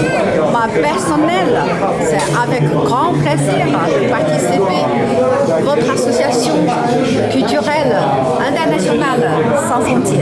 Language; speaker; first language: French; non-native, learner; Chinese